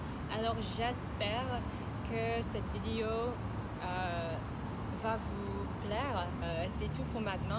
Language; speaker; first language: French; non-native, fluent; English